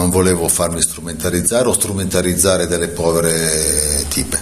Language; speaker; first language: Italian; native; Italian